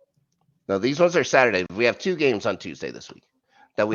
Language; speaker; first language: English; native; English